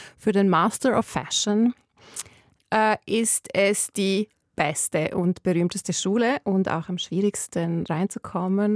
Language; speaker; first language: German; early bilingual, other home language; Albanian